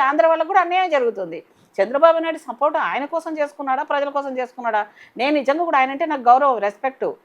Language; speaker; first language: Telugu; native; Telugu